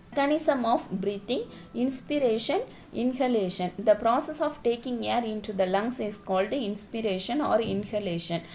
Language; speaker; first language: English; non-native, local second language; Tamil